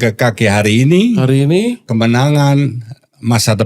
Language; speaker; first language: Indonesian; non-native, learner; Dutch